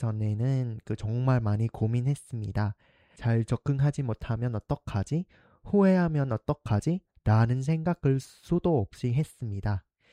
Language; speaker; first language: Korean; non-native, fluent; Vietnamese